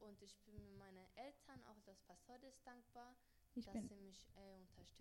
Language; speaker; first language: German; early bilingual, other home language; Spanish